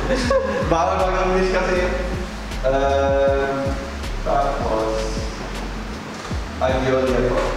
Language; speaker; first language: Filipino; non-native, learner; English